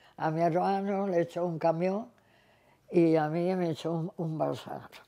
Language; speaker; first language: Spanish; native; Spanish